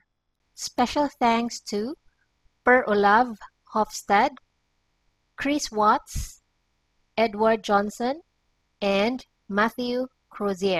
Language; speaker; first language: English; non-native, local second language; Cebuano